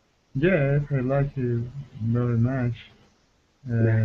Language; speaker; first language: English; non-native, learner; Spanish